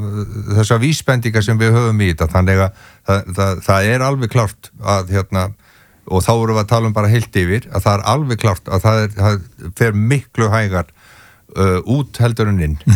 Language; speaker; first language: Icelandic; native; Icelandic